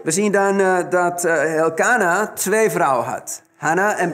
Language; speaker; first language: Dutch; non-native, fluent; Spanish